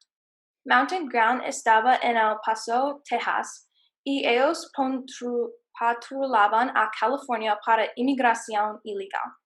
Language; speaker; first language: Spanish; non-native, learner; English